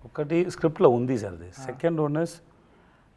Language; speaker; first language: Telugu; non-native, learner; Tamil